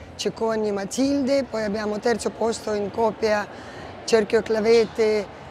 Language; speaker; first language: Italian; non-native, fluent; Ukrainian